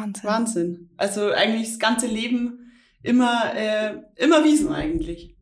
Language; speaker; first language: German; native; German